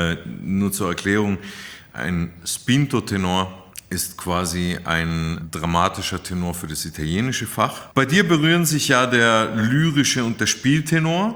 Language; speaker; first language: German; native; German